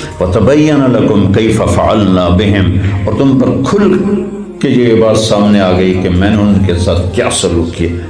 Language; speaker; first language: Urdu; non-native, local second language; Punjabi